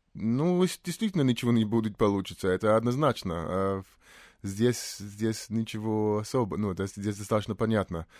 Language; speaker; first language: Russian; non-native, fluent; English